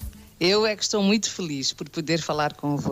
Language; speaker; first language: Portuguese; non-native, local second language; Kabuverdianu